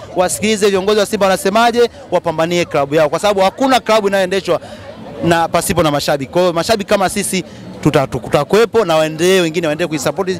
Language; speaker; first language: Swahili; native; Swahili